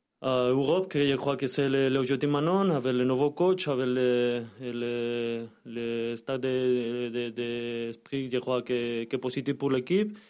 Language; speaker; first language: French; non-native, learner; Spanish